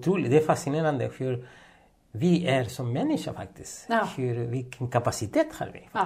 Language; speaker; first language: Swedish; non-native, fluent; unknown